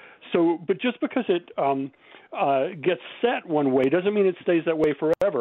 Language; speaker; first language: English; native; English